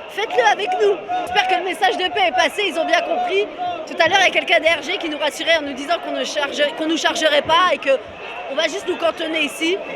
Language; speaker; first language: French; native; French